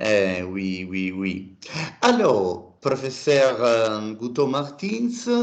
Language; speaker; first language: French; non-native, learner; Italian